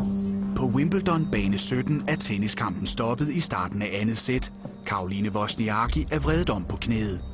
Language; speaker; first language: Danish; native; Danish